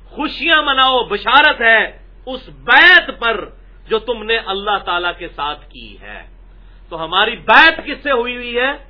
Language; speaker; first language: Urdu; non-native, local second language; Punjabi